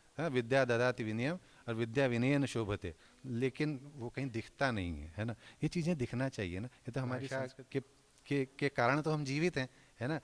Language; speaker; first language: Hindi; non-native, local second language; Marathi